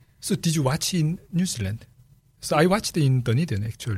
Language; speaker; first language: English; non-native, fluent; Korean